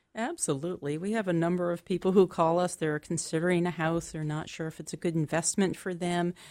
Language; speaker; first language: English; native; English